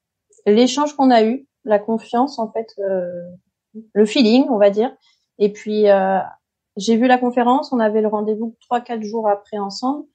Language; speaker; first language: French; native; French